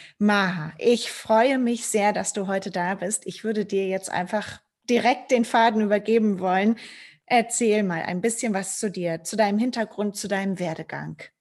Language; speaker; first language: German; native; German